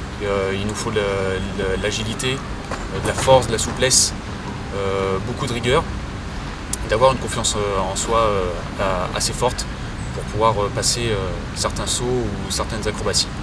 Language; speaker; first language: French; native; French